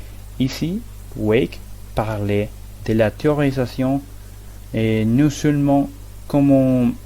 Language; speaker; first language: French; non-native, learner; Spanish